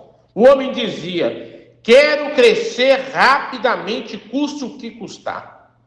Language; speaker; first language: Portuguese; native; Portuguese